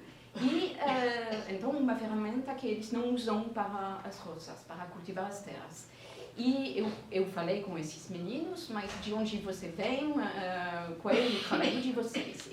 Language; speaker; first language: Portuguese; non-native, fluent; French